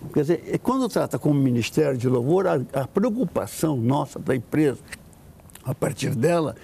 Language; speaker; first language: Portuguese; native; Portuguese